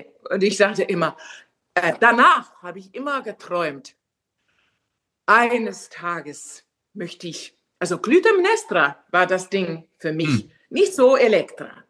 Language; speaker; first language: German; non-native, fluent; Finnish